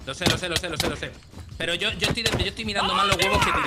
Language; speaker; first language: Spanish; native; Spanish